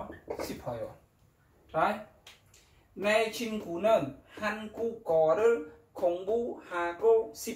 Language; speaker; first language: Korean; non-native, fluent; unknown